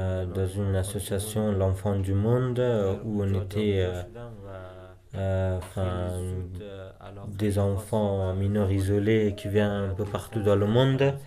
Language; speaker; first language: French; non-native, fluent; Persian